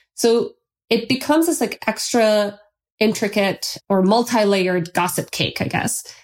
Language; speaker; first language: English; non-native, fluent; Turkish